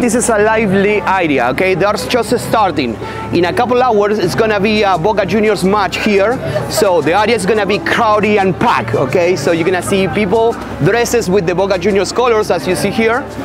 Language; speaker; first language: English; non-native, fluent; Spanish